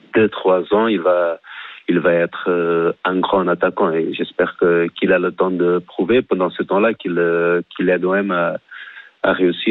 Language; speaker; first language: French; non-native, fluent; Portuguese